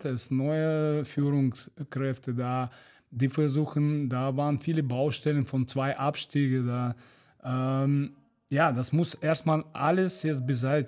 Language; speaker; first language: German; non-native, fluent; Russian